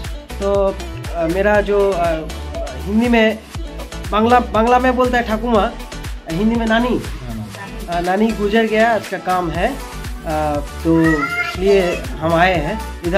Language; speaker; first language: Hindi; non-native, local second language; Bangla